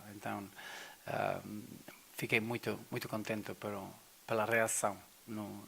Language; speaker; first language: Portuguese; non-native, fluent; Spanish